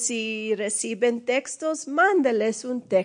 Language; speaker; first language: Spanish; early bilingual, heritage; English